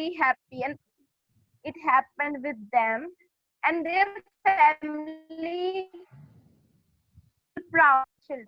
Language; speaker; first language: English; non-native, learner; Hindi